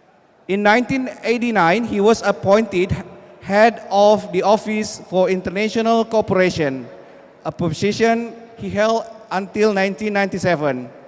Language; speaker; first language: English; non-native, fluent; Indonesian